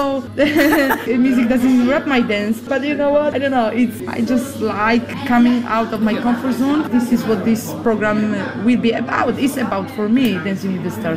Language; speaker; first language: English; non-native, fluent; Polish